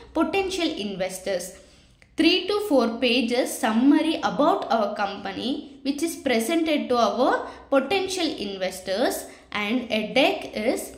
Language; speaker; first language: English; non-native, local second language; Kannada